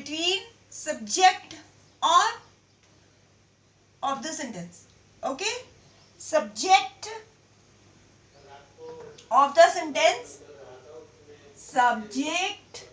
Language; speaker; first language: English; non-native, local second language; Hindi